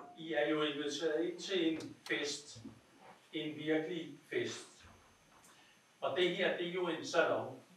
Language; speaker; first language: Danish; native; Danish